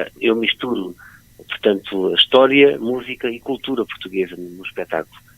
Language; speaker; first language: Portuguese; native; Portuguese